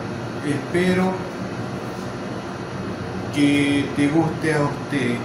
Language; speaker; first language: Spanish; non-native, fluent; Arabic